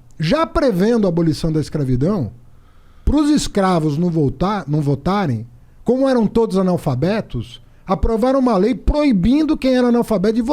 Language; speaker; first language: Portuguese; native; Portuguese